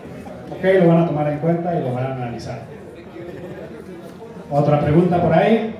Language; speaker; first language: Spanish; native; Spanish